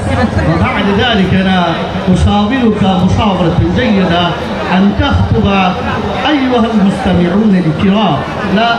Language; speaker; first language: Arabic; non-native, fluent; Bangla